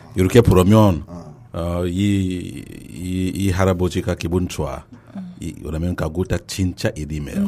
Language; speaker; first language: Korean; non-native, learner; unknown